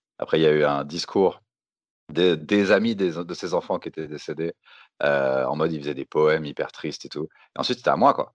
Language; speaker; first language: French; native; French